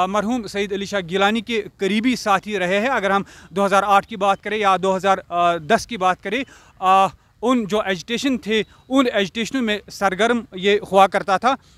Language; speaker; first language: Hindi; non-native, local second language; Kashmiri